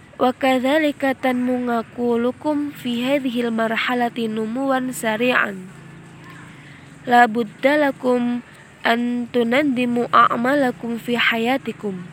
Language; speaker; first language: Arabic; non-native, learner; Indonesian